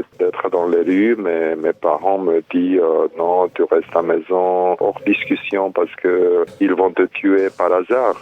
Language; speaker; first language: French; non-native, fluent; Romanian